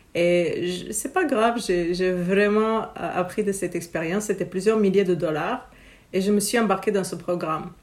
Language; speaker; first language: French; non-native, fluent; Romanian